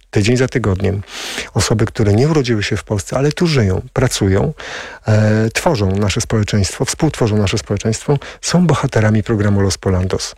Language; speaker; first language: Polish; native; Polish